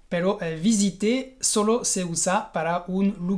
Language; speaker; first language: Spanish; non-native, fluent; French